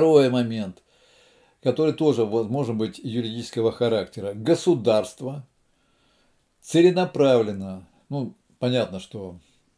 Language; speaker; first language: Russian; native; Russian